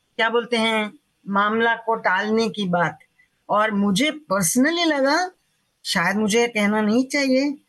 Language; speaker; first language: Hindi; non-native, local second language; Marathi